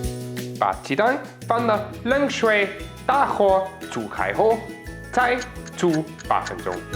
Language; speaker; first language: Chinese; non-native, learner; German